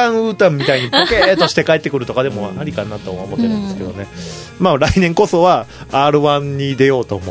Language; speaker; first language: Japanese; native; Japanese